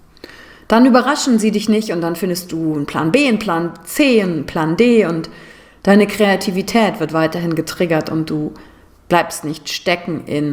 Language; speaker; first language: German; native; German